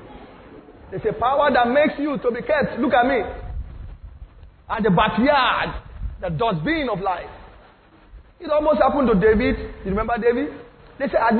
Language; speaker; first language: English; non-native, local second language; Yoruba